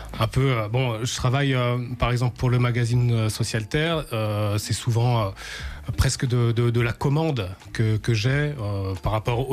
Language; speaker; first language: French; native; French